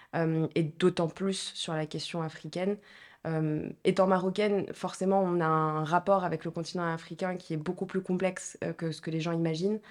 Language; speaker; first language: French; non-native, local second language; Arabic